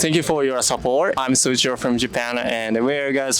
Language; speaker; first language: English; non-native, learner; Japanese